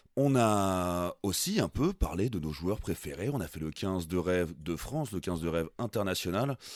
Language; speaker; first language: French; native; French